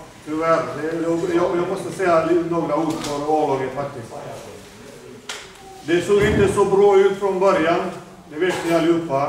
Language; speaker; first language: Swedish; non-native, fluent; Macedonian